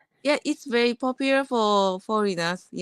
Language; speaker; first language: English; non-native, learner; Japanese